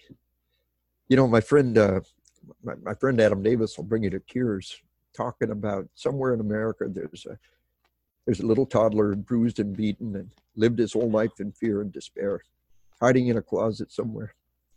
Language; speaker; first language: English; native; English